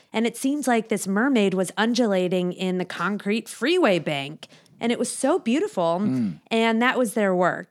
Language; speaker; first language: English; native; English